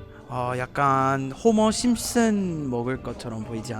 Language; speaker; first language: Korean; non-native, fluent; English